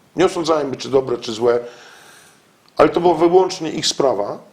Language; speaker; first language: Polish; native; Polish